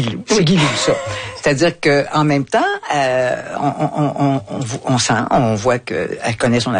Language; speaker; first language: French; native; French